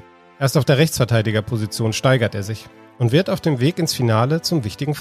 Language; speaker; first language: German; native; German